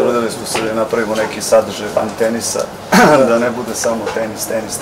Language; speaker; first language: Serbian; native; Serbian